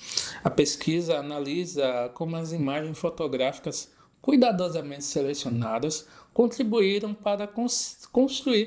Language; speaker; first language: Portuguese; native; Portuguese